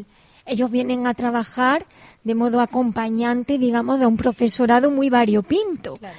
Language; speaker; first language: Spanish; native; Spanish